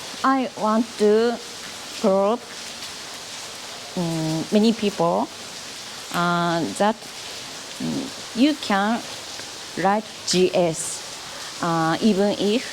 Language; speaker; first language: English; non-native, learner; Japanese